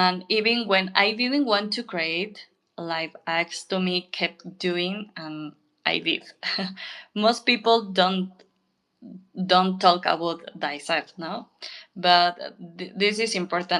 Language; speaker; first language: English; non-native, learner; Spanish